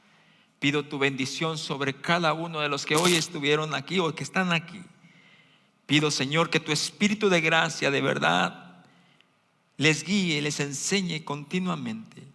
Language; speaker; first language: Spanish; native; Spanish